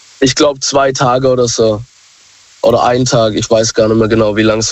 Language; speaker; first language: German; native; German